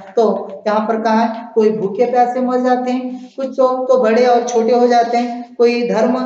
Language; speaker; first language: Hindi; non-native, local second language; Kannada